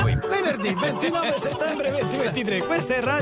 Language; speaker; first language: Italian; native; Italian